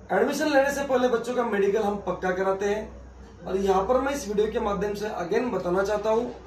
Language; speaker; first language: Hindi; non-native, local second language; Marathi